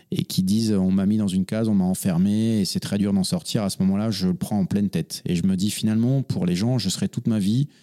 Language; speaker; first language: French; native; French